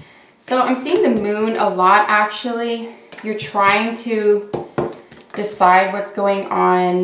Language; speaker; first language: English; native; English